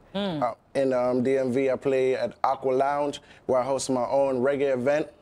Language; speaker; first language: English; native; English